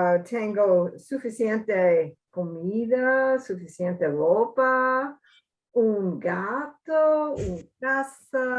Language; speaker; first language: Spanish; non-native, learner; English